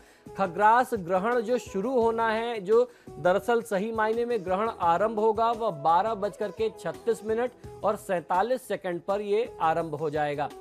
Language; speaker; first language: Hindi; native; Hindi